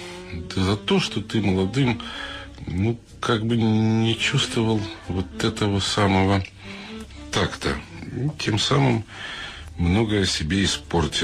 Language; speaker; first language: Russian; native; Russian